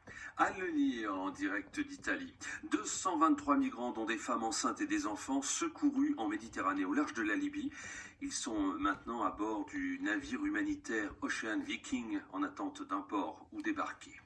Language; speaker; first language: French; native; French